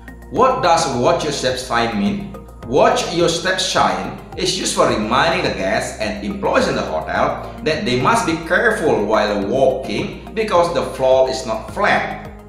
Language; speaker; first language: English; non-native, fluent; Indonesian